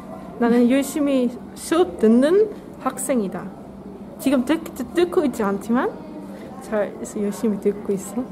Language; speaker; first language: Korean; non-native, learner; Dutch